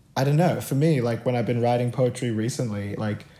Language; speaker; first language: English; native; English